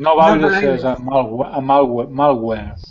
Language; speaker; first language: English; non-native, learner; Spanish